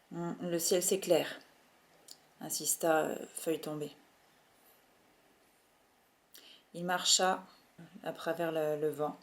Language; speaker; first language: French; native; French